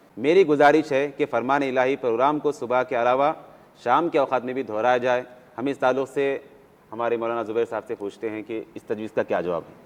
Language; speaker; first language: Urdu; native; Urdu